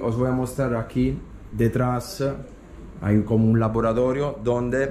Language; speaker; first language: Spanish; non-native, fluent; Italian